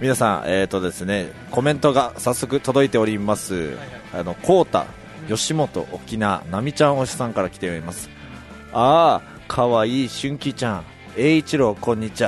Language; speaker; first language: Japanese; native; Japanese